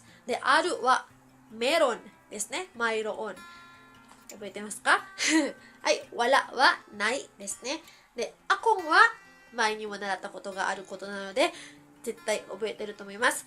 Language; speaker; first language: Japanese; early bilingual, heritage; Filipino